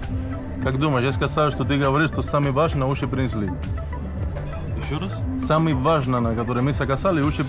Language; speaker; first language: Russian; non-native, learner; Spanish